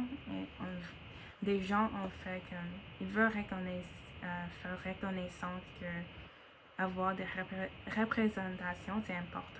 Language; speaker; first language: French; non-native, learner; English